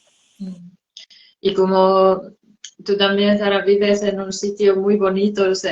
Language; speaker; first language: Spanish; non-native, fluent; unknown